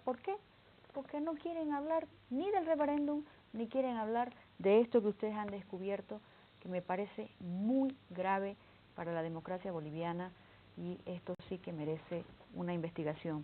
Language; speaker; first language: Spanish; native; Spanish